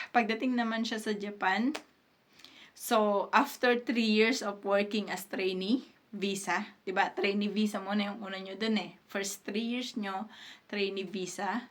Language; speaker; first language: Filipino; native; Filipino